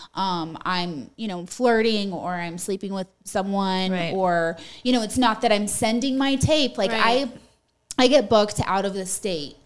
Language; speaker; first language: English; native; English